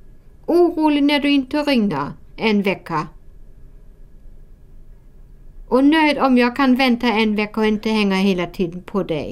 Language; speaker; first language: Swedish; non-native, fluent; German